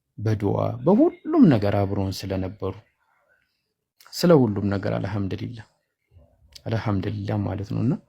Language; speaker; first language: Amharic; native; Amharic